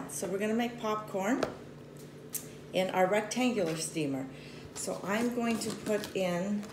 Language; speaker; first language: English; native; English